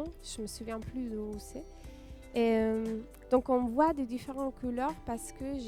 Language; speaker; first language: French; non-native, fluent; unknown